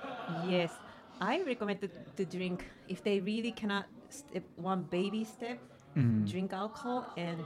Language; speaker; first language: English; non-native, fluent; Japanese